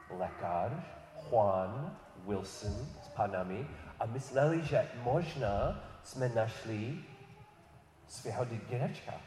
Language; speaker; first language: Czech; non-native, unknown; English